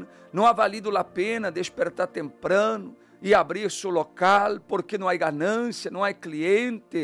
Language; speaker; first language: Spanish; non-native, fluent; Portuguese